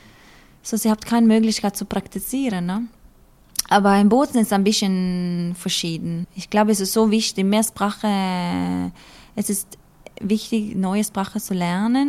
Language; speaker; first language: German; non-native, learner; Norwegian